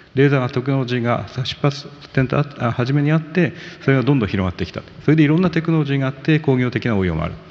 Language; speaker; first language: Japanese; native; Japanese